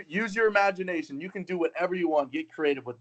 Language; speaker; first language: English; native; English